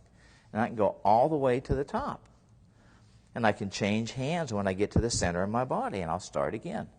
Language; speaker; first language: English; native; English